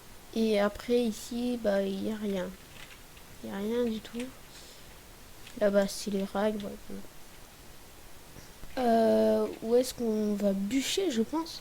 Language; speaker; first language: French; native; French